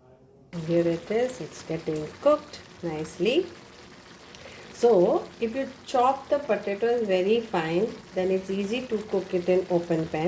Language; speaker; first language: English; non-native, local second language; Konkani